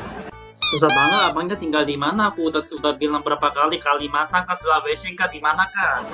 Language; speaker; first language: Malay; non-native, fluent; Korean